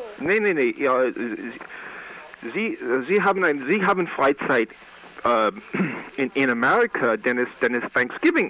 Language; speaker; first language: German; non-native, learner; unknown